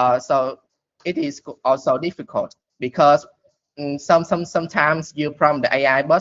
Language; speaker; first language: English; non-native, learner; Vietnamese